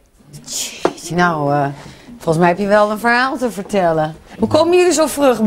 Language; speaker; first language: Dutch; native; Dutch